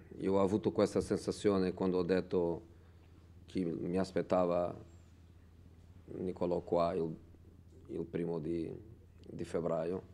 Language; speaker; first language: Italian; non-native, fluent; Portuguese